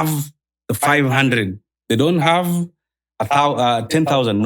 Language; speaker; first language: English; non-native, local second language; Swahili